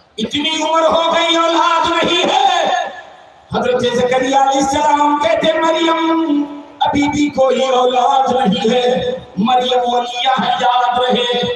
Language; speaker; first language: Urdu; native; Urdu